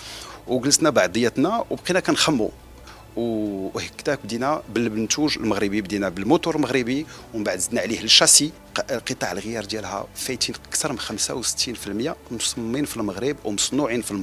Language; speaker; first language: Arabic; native; Arabic